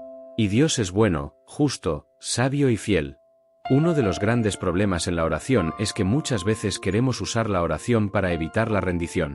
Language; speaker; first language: Spanish; native; Spanish